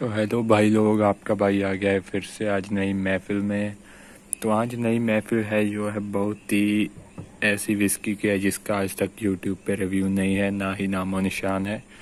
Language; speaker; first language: Hindi; non-native, local second language; Punjabi